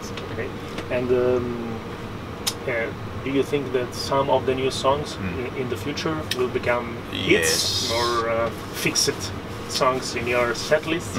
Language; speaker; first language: English; non-native, fluent; Italian